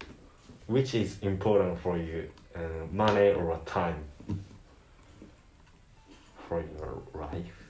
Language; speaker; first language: English; non-native, learner; Japanese